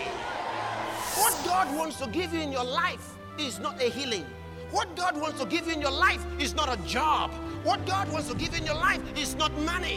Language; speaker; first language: English; non-native, local second language; Yoruba